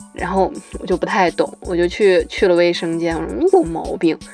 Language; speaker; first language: Chinese; native; Chinese